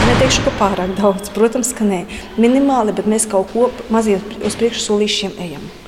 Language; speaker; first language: Latvian; native; Latvian